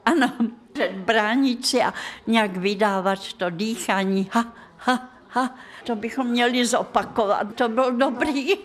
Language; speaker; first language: Czech; non-native, fluent; Russian